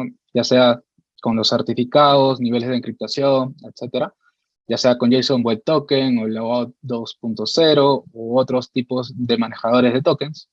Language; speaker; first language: Spanish; native; Spanish